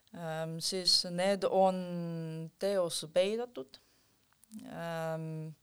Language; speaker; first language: Estonian; non-native, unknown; Korean